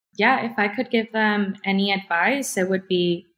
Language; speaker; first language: English; early bilingual, other home language; Spanish